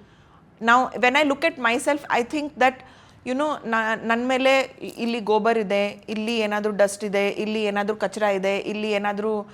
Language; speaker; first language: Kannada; non-native, local second language; Hindi